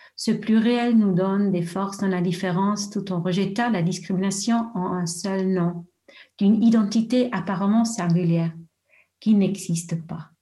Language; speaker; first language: French; non-native, local second language; German